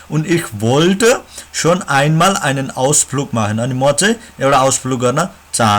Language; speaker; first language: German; non-native, learner; Nepali